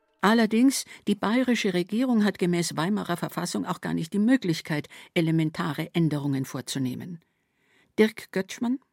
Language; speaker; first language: German; native; German